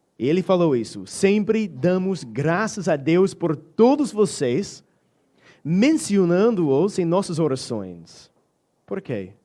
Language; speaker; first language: Portuguese; non-native, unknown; English